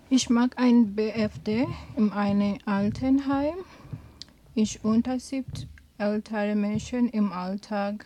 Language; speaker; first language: German; non-native, learner; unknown